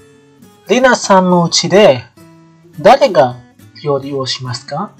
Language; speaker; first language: Japanese; non-native, fluent; Indonesian